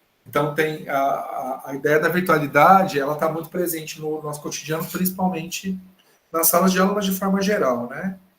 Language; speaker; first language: Portuguese; native; Portuguese